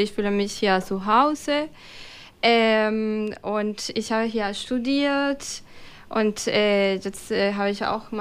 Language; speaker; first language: German; non-native, fluent; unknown